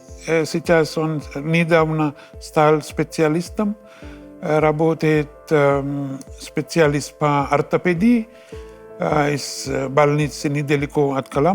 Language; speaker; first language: Russian; non-native, fluent; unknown